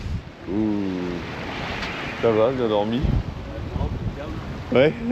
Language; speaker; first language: French; native; French